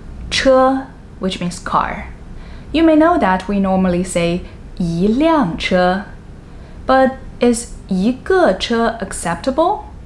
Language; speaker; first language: English; non-native, fluent; Chinese